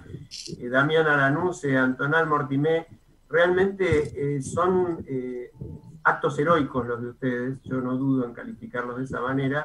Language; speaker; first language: Spanish; native; Spanish